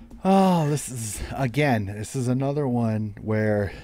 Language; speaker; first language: English; native; English